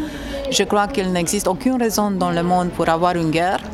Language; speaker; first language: French; non-native, fluent; Romanian